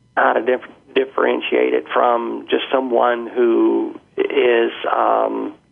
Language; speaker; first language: English; native; English